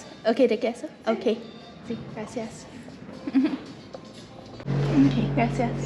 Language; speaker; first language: Spanish; non-native, learner; English